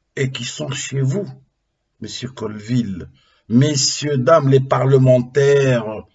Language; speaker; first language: French; non-native, local second language; Arabic